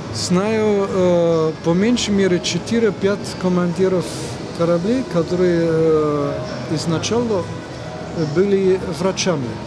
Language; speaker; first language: Russian; non-native, fluent; German